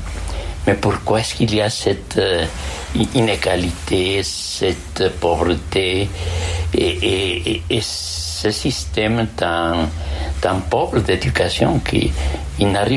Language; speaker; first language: French; non-native, fluent; Spanish